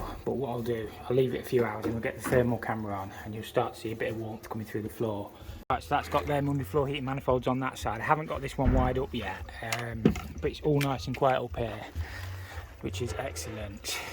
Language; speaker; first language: English; native; English